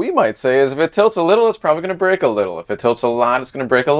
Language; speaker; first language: English; native; English